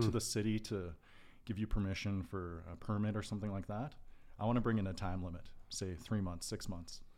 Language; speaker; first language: English; native; English